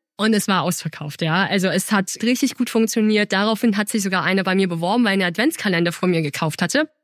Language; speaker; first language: German; early bilingual, other home language; Chinese